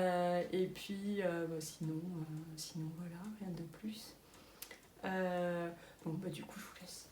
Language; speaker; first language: French; native; French